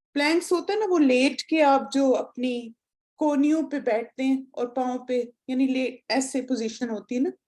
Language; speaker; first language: Urdu; native; Urdu